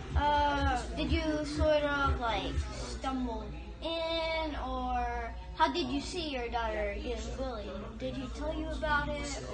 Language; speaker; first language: English; native; English